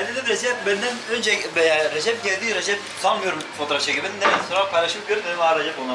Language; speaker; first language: Turkish; native; Turkish